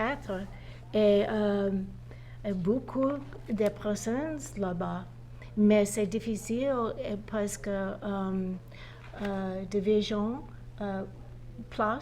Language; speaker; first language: French; non-native, learner; English